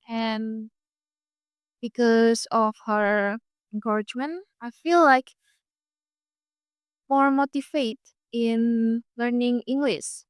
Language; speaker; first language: English; non-native, fluent; Indonesian